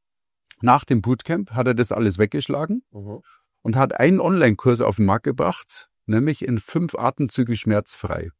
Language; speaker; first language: German; native; German